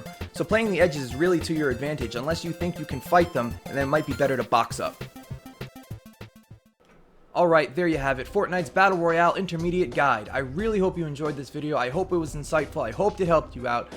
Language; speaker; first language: English; native; English